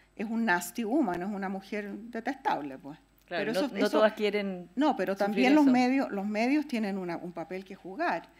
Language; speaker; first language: Spanish; native; Spanish